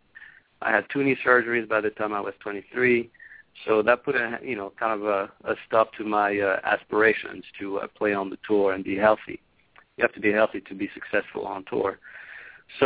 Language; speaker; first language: English; non-native, local second language; French